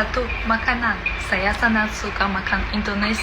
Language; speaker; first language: Indonesian; non-native, fluent; Russian